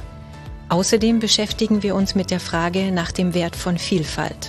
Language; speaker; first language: German; native; German